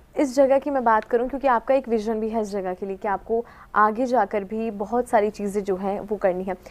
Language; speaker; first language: Hindi; native; Hindi